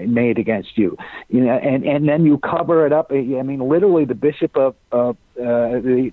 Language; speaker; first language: English; native; English